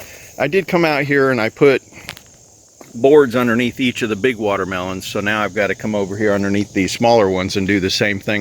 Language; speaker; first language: English; native; English